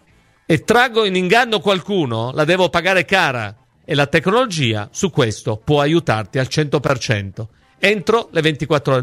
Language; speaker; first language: Italian; native; Italian